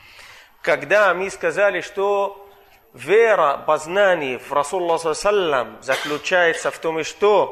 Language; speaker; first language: Russian; non-native, fluent; Arabic